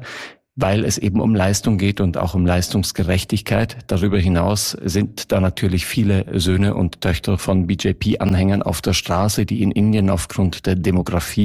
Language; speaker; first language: German; native; German